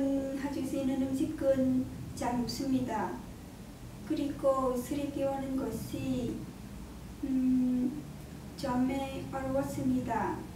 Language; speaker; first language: Korean; non-native, learner; Vietnamese